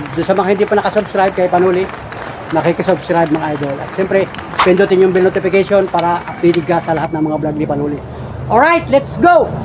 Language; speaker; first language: Filipino; native; Filipino